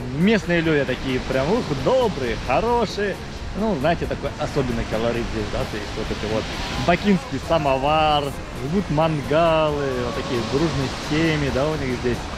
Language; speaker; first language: Russian; native; Russian